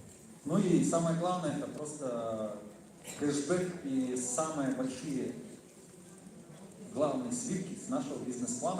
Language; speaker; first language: Russian; native; Russian